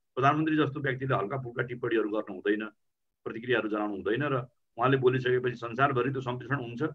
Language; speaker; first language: Nepali; native; Nepali